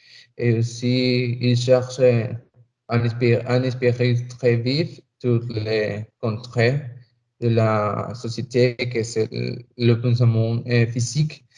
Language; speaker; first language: French; non-native, learner; Spanish